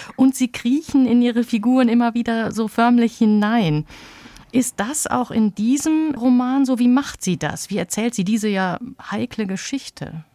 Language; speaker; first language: German; native; German